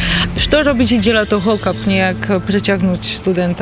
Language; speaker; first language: Polish; non-native, learner; Belarusian